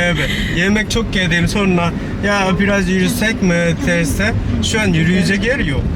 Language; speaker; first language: Turkish; non-native, learner; Korean